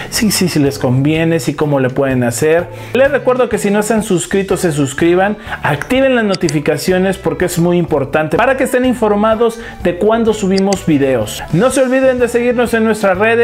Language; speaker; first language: Spanish; native; Spanish